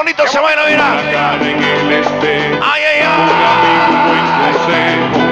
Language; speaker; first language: Spanish; native; Spanish